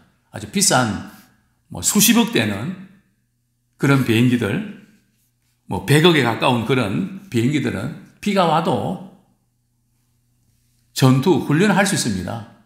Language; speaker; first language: Korean; native; Korean